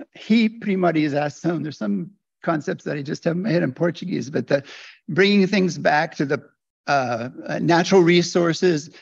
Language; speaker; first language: English; native; English